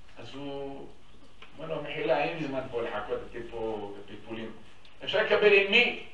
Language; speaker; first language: Hebrew; native; Hebrew